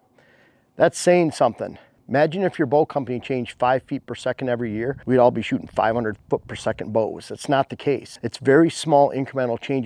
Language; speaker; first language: English; native; English